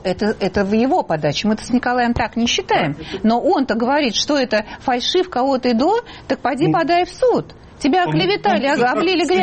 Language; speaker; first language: Russian; native; Russian